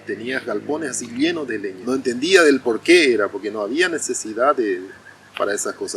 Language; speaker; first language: Spanish; native; Spanish